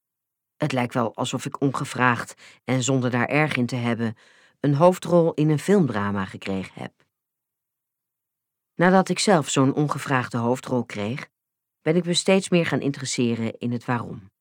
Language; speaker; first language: Dutch; native; Dutch